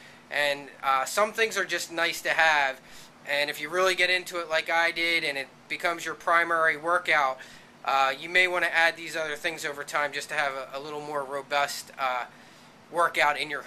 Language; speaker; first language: English; native; English